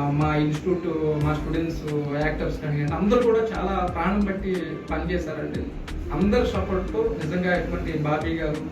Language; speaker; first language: Telugu; native; Telugu